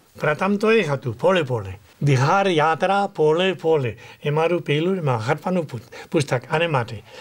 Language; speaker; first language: Gujarati; non-native, fluent; Spanish